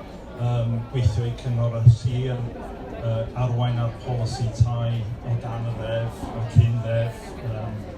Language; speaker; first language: Welsh; non-native, local second language; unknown